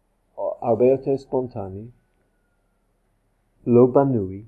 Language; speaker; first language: Hebrew; non-native, fluent; English